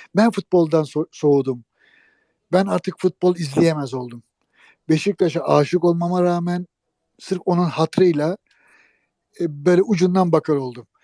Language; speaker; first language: Turkish; native; Turkish